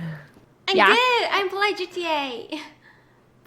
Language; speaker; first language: English; non-native, learner; Korean